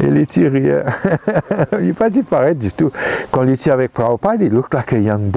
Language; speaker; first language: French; non-native, local second language; Morisyen